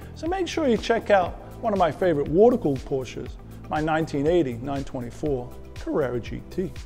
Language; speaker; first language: English; native; English